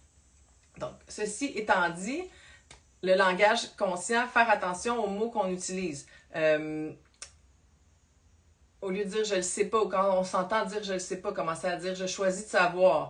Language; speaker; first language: French; native; French